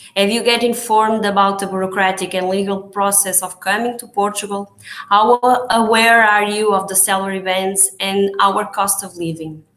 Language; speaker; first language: English; non-native, fluent; Portuguese